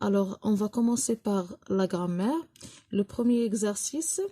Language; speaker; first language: French; non-native, local second language; Arabic